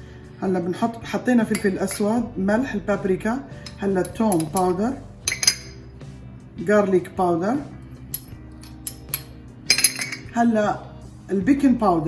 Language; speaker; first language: Arabic; native; Arabic